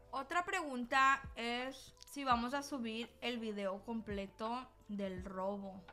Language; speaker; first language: Spanish; early bilingual, heritage; Spanish